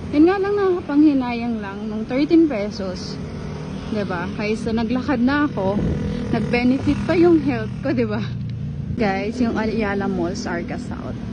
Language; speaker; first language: Filipino; non-native, local second language; Bikol